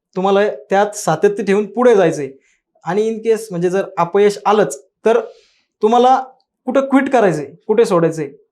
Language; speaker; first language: Marathi; native; Marathi